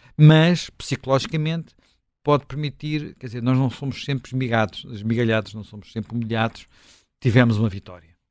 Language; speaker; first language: Portuguese; native; Portuguese